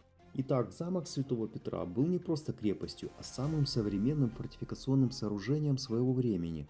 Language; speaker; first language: Russian; native; Russian